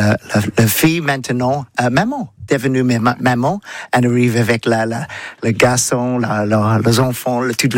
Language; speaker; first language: French; non-native, learner; English